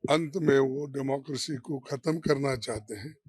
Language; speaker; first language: Hindi; non-native, local second language; Kannada